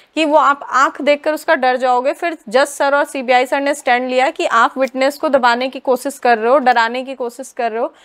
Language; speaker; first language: Hindi; native; Hindi